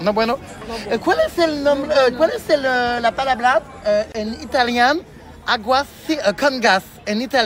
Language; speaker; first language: Spanish; non-native, learner; French